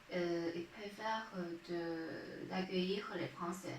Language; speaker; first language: French; non-native, learner; Chinese